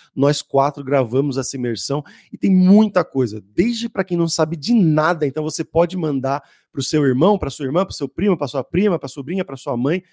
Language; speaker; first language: Portuguese; native; Portuguese